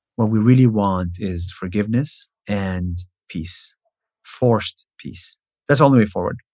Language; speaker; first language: English; non-native, fluent; Hebrew